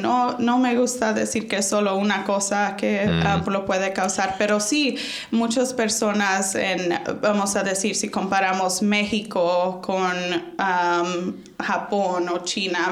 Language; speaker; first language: Spanish; early bilingual, heritage; Spanish